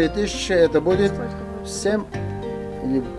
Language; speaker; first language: Russian; non-native, local second language; Armenian